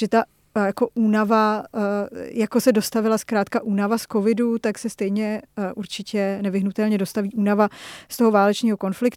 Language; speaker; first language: Czech; native; Czech